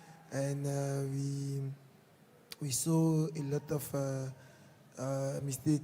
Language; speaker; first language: English; non-native, learner; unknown